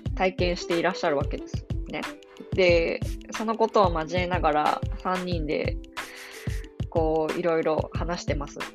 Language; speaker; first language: Japanese; native; Japanese